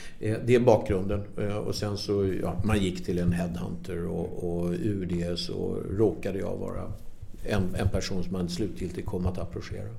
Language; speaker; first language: Swedish; native; Swedish